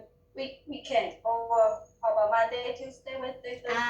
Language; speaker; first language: English; non-native, learner; Chinese